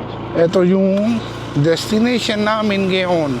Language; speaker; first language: Filipino; non-native, learner; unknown